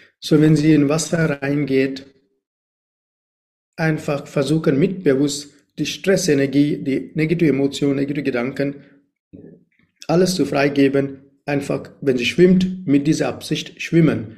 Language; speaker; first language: German; non-native, learner; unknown